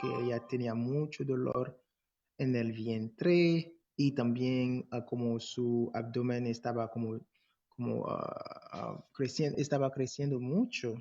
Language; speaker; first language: Spanish; non-native, fluent; English